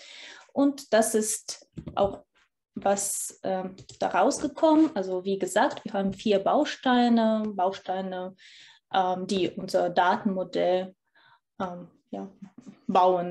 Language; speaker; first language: German; non-native, fluent; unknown